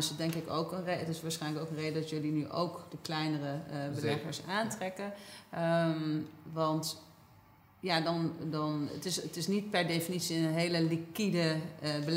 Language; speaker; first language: Dutch; native; Dutch